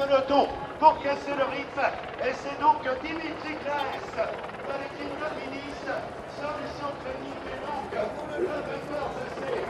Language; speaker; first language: French; native; French